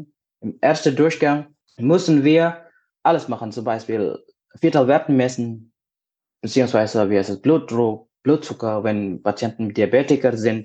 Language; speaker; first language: German; non-native, fluent; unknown